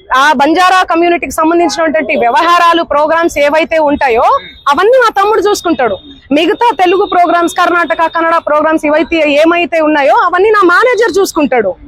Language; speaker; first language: Telugu; non-native, local second language; Lambadi